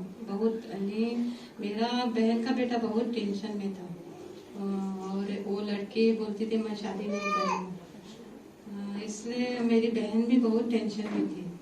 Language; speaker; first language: Hindi; non-native, local second language; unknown